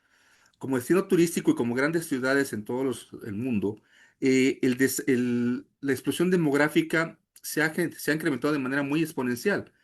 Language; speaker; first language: Spanish; native; Spanish